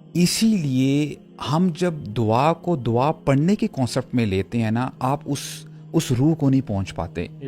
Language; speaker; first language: Urdu; native; Urdu